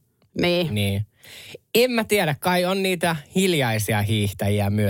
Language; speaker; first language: Finnish; native; Finnish